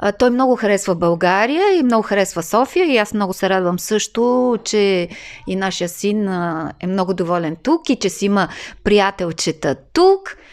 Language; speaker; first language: Bulgarian; native; Bulgarian